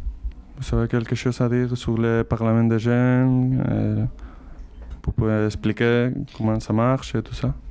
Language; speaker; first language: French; non-native, learner; Spanish